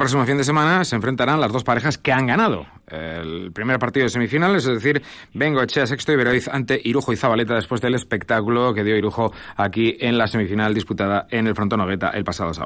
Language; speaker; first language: Spanish; native; Spanish